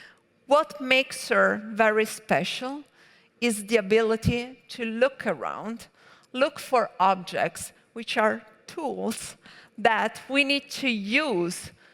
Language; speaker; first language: English; non-native, fluent; Italian